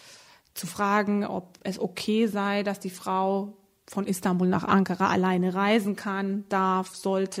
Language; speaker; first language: German; early bilingual, other home language; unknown